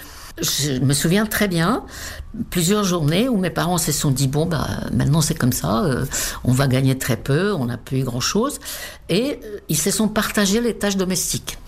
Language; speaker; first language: French; non-native, fluent; Czech